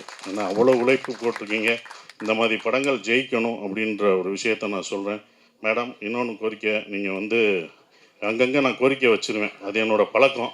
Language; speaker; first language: Tamil; native; Tamil